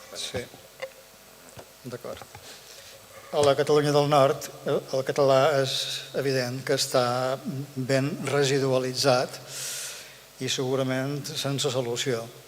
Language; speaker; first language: Catalan; native; Catalan